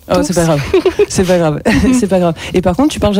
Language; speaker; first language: French; native; French